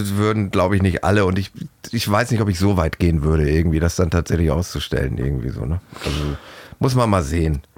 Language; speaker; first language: German; native; German